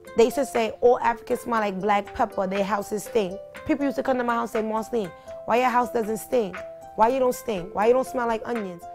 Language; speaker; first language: English; native; English